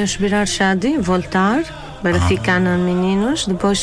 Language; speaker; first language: Portuguese; non-native, learner; Arabic